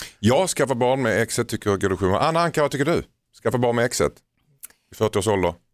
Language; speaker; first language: Swedish; native; Swedish